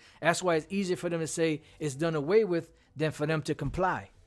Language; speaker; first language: English; native; English